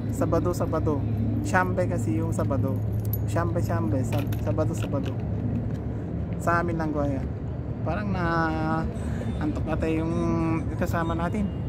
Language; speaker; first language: Filipino; non-native, learner; Persian